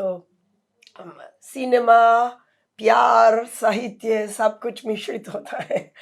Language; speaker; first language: Hindi; non-native, fluent; Italian